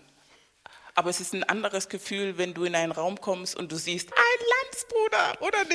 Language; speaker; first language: German; non-native, fluent; Spanish